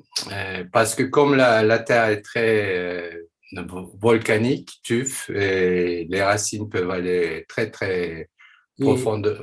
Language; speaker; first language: French; non-native, fluent; Turkish